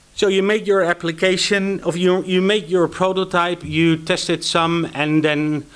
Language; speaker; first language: English; non-native, fluent; Dutch